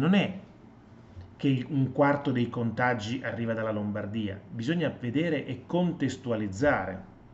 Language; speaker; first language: Italian; native; Italian